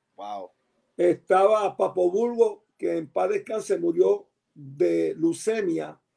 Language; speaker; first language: Spanish; early bilingual, heritage; Spanish